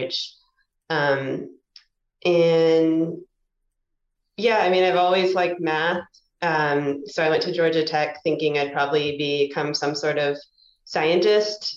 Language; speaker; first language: English; native; English